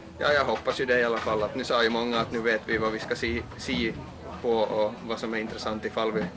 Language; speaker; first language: Swedish; native; Swedish